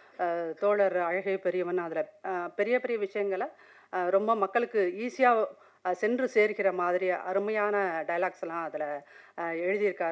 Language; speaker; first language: Tamil; native; Tamil